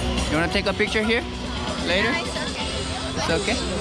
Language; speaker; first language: English; non-native, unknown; Korean